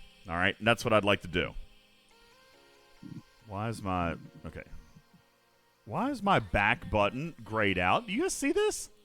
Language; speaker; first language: English; native; English